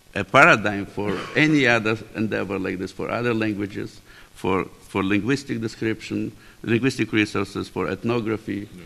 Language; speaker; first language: English; native; English